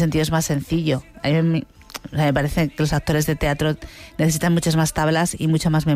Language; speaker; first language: Spanish; native; Spanish